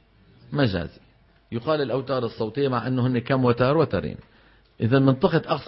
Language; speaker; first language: Arabic; native; Arabic